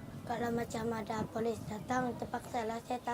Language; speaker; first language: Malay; early bilingual, other home language; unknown